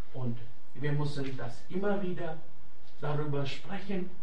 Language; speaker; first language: German; non-native, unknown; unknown